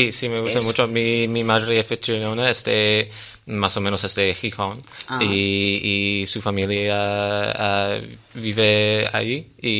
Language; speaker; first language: Spanish; non-native, learner; English